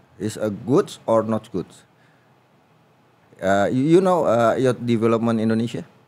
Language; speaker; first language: English; non-native, learner; Indonesian